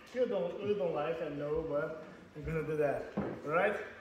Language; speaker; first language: English; non-native, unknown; Portuguese